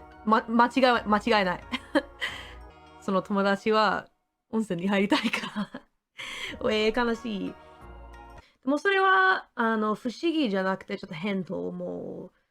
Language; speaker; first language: Japanese; non-native, learner; English